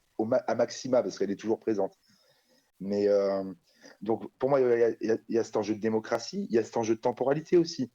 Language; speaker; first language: French; native; French